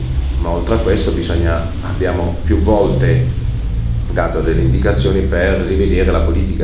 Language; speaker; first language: Italian; native; Italian